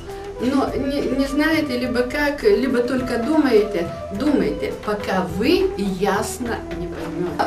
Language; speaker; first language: Russian; non-native, fluent; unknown